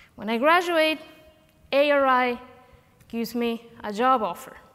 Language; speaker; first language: English; non-native, fluent; Spanish